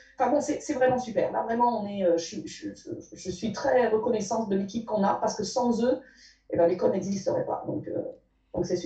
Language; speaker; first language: French; native; French